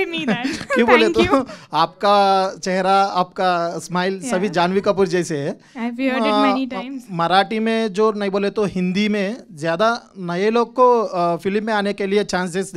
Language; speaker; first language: Hindi; non-native, local second language; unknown